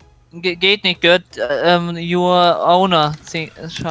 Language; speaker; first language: German; native; German